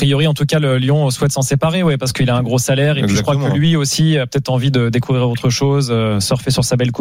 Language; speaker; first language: French; native; French